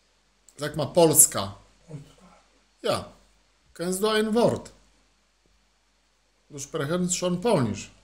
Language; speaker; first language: German; non-native, learner; Polish